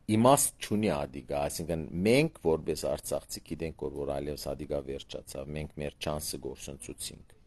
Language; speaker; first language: Armenian; early bilingual, heritage; Armenian